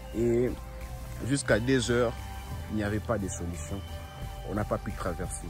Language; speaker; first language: French; non-native, local second language; Swahili